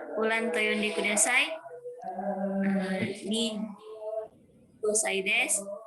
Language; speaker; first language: Japanese; non-native, learner; Indonesian